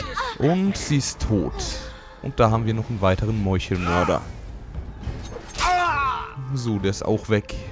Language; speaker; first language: German; native; German